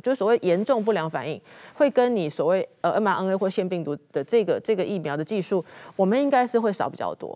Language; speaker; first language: Chinese; native; Chinese